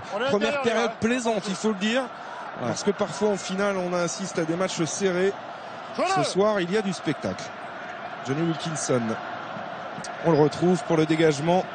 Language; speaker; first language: French; native; French